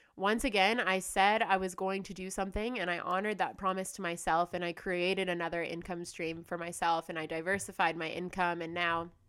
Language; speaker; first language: English; native; English